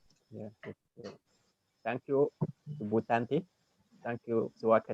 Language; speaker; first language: English; non-native, learner; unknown